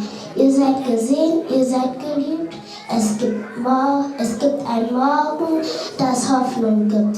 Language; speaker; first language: German; early bilingual, other home language; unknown